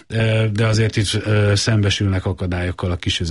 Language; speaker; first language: Hungarian; native; Hungarian